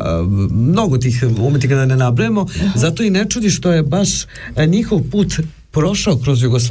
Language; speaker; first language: Serbian; native; Serbian